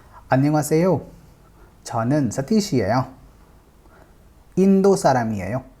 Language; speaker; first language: Korean; non-native, fluent; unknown